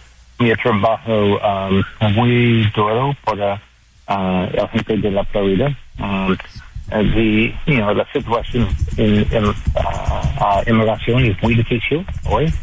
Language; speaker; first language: Spanish; non-native, learner; English